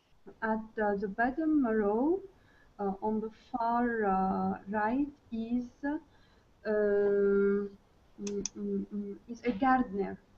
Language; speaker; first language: English; non-native, learner; Arabic